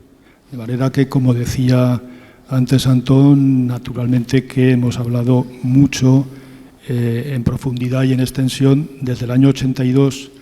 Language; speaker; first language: Spanish; native; Spanish